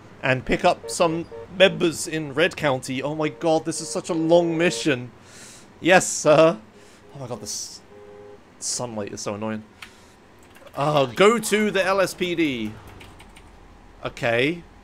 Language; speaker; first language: English; native; English